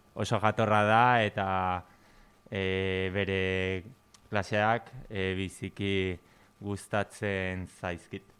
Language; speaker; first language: Basque; non-native, learner; Catalan